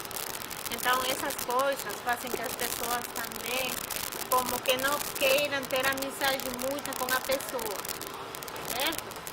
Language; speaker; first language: Portuguese; non-native, fluent; Spanish